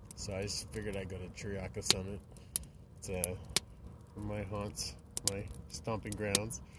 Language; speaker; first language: English; native; English